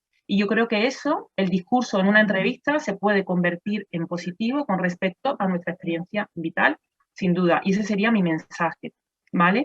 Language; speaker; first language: Spanish; native; Spanish